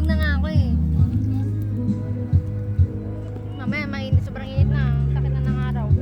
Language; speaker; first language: Filipino; native; Filipino